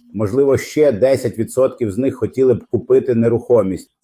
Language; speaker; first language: Ukrainian; non-native, fluent; Arabic